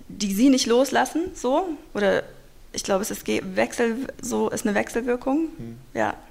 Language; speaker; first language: German; non-native, local second language; Russian